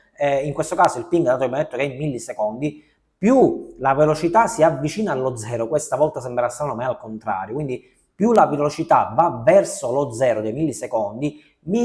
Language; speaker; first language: Italian; native; Italian